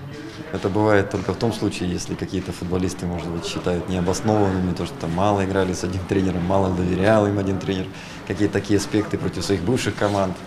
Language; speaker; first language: Russian; native; Russian